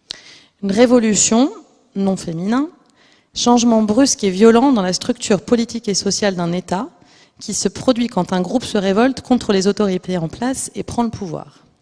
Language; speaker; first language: French; native; French